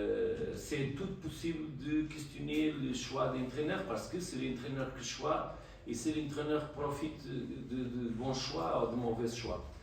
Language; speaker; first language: French; non-native, learner; Portuguese